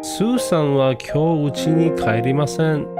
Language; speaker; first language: Japanese; non-native, learner; English